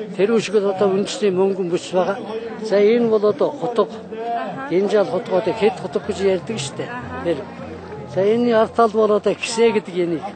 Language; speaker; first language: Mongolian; non-native, local second language; Kazakh